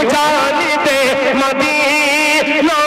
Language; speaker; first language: Urdu; native; Urdu